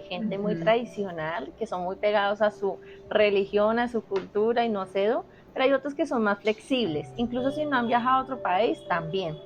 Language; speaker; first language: Spanish; native; Spanish